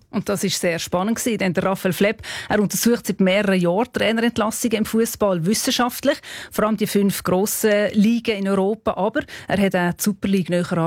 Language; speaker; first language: German; native; German